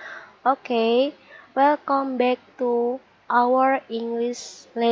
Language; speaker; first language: English; non-native, learner; Indonesian